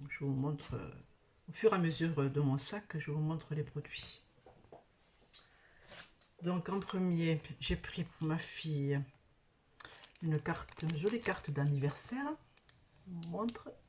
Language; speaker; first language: French; native; French